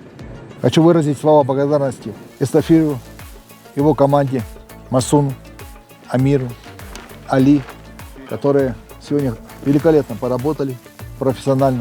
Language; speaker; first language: Russian; native; Russian